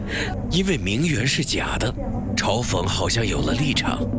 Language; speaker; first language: Chinese; native; Chinese